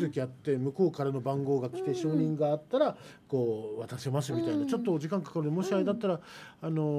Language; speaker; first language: Japanese; native; Japanese